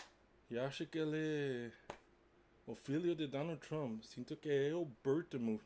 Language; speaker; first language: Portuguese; non-native, learner; English